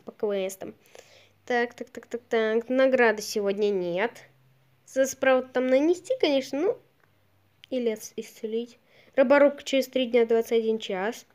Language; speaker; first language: Russian; native; Russian